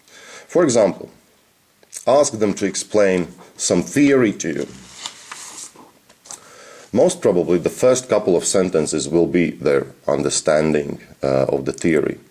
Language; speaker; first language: English; non-native, fluent; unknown